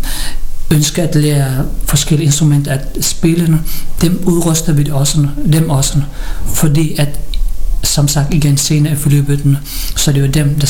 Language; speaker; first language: Danish; non-native, fluent; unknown